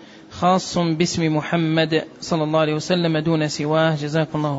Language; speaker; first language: Arabic; native; Arabic